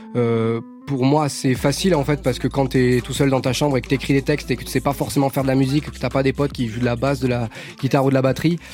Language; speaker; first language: French; native; French